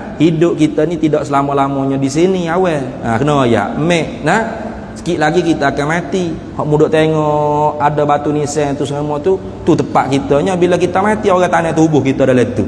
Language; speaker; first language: Malay; native; Malay